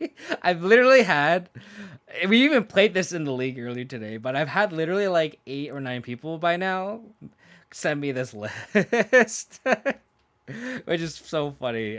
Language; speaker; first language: English; native; English